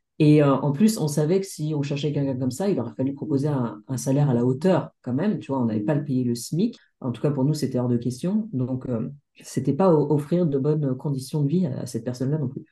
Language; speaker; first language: French; native; French